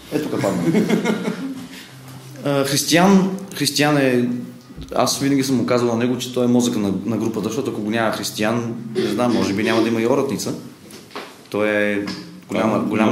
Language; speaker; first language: Bulgarian; native; Bulgarian